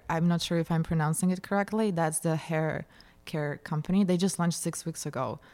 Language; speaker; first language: English; non-native, fluent; Russian